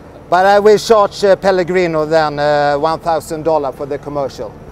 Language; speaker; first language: English; non-native, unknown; Swedish